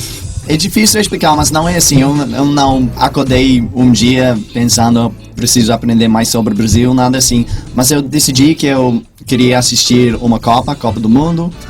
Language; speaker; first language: Portuguese; non-native, fluent; English